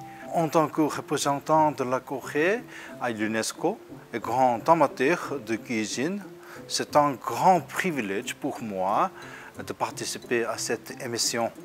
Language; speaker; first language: French; non-native, fluent; Korean